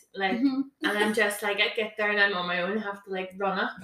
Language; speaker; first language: English; native; English